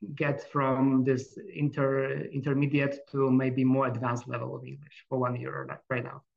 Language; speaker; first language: English; non-native, fluent; Polish